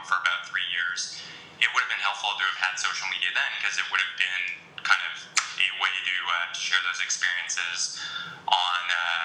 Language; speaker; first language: English; native; English